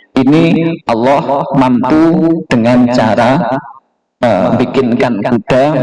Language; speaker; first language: Indonesian; non-native, local second language; Javanese